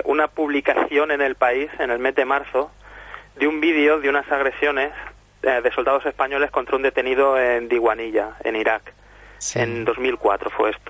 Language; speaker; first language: Spanish; native; Spanish